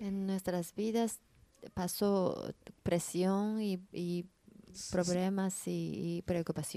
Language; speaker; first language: Spanish; non-native, learner; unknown